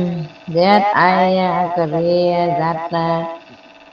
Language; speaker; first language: English; non-native, learner; Vietnamese